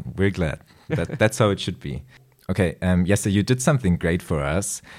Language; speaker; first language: English; non-native, fluent; German